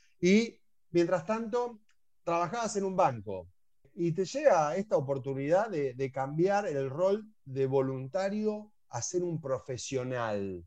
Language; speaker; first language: Spanish; native; Spanish